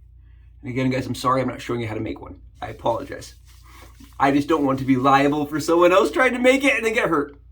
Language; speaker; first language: English; native; English